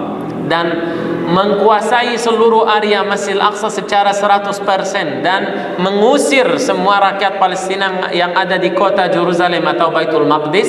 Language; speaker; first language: Indonesian; non-native, fluent; Arabic